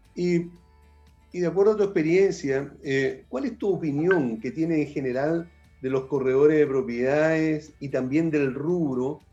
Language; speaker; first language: Spanish; native; Spanish